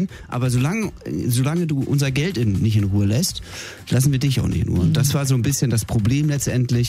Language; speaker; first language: German; native; German